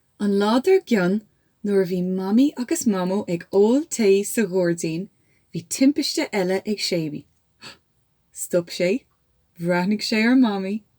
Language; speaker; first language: Irish; native; Irish